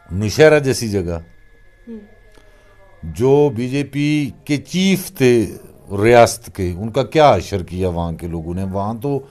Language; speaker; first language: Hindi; non-native, local second language; Kashmiri